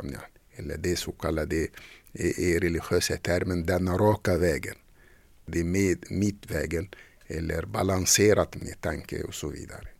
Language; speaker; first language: Swedish; non-native, fluent; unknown